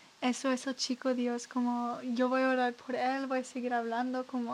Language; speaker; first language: Spanish; non-native, learner; English